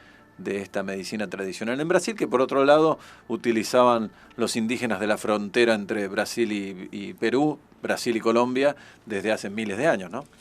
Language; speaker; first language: Spanish; native; Spanish